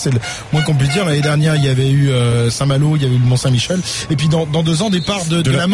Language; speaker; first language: French; native; French